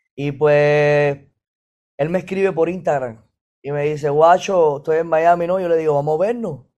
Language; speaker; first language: Spanish; native; Spanish